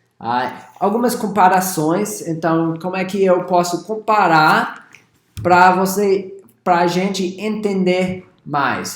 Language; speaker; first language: Portuguese; non-native, fluent; English